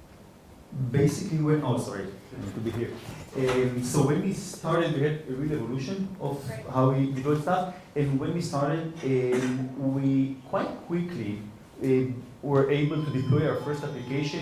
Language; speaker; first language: English; non-native, fluent; Hebrew